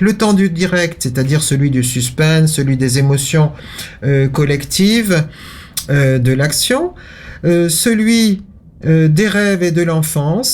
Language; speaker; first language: French; native; French